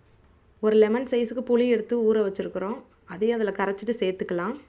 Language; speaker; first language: Tamil; native; Tamil